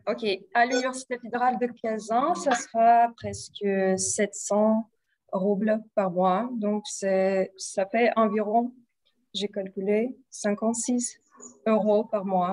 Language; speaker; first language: French; non-native, fluent; Russian